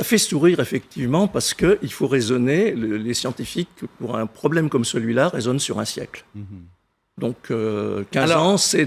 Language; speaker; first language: French; native; French